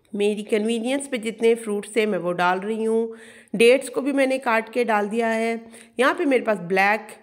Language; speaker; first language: Urdu; native; Urdu